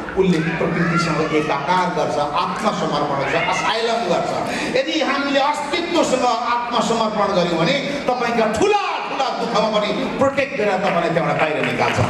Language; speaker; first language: Nepali; native; Nepali